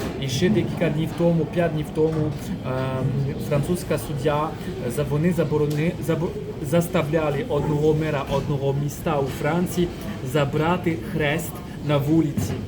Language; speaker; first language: Ukrainian; non-native, fluent; French